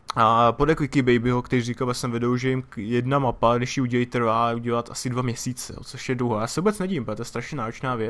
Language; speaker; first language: Czech; native; Czech